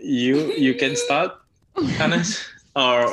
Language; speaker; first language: English; non-native, learner; Indonesian